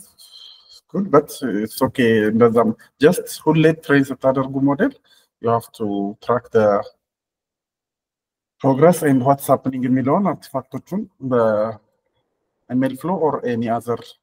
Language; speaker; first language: English; non-native, fluent; Amharic